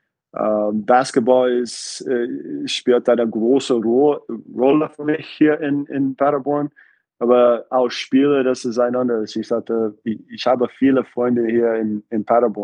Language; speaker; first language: German; non-native, fluent; English